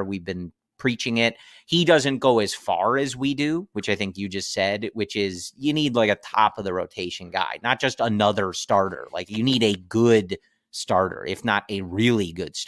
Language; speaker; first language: English; native; English